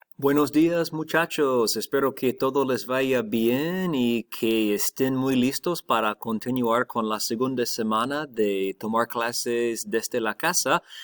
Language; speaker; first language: Spanish; non-native, fluent; English